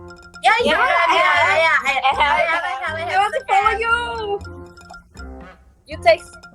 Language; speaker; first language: English; non-native, learner; Thai